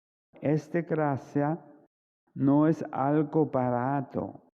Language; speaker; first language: Spanish; non-native, fluent; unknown